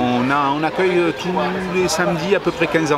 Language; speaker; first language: French; native; French